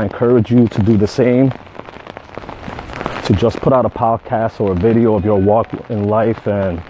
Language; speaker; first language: English; native; English